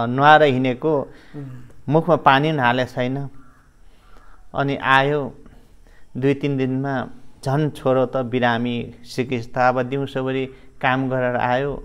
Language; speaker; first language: Nepali; non-native, local second language; Limbu